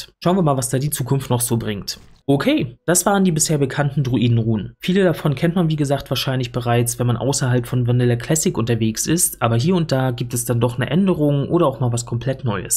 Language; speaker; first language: German; native; German